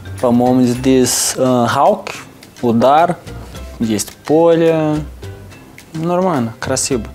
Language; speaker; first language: Russian; non-native, learner; Portuguese